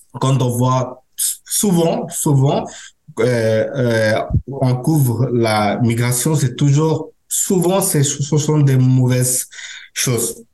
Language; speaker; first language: French; non-native, learner; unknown